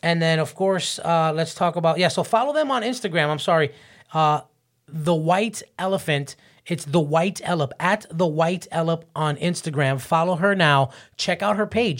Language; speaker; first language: English; early bilingual, other home language; Spanish